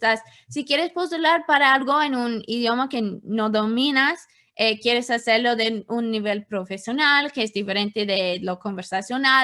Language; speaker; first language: Spanish; non-native, fluent; English